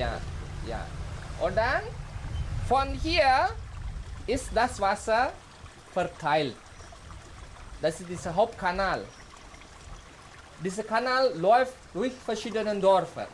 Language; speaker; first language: German; non-native, fluent; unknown